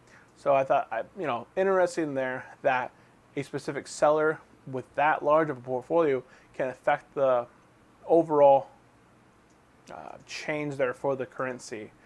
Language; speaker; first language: English; native; English